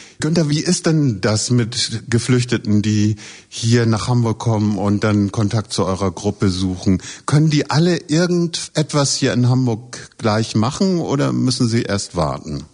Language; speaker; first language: German; native; German